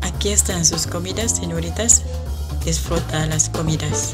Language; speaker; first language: Spanish; non-native, learner; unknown